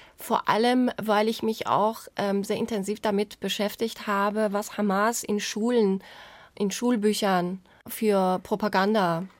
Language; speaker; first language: German; non-native, fluent; Persian